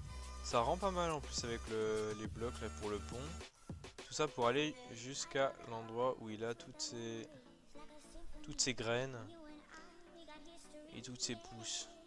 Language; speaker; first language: French; native; French